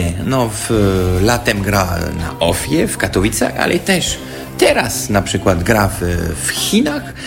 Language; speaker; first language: Polish; non-native, fluent; French